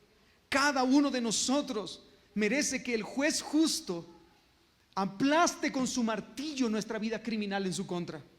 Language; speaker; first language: Spanish; native; Spanish